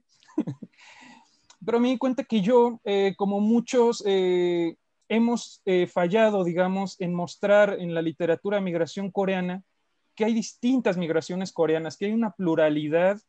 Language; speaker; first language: Spanish; native; Spanish